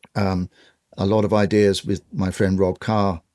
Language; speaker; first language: English; native; English